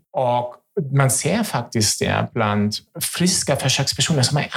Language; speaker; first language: Swedish; non-native, fluent; German